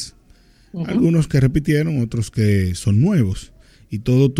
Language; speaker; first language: Spanish; native; Spanish